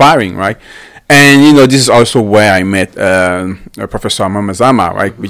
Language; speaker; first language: English; non-native, local second language; French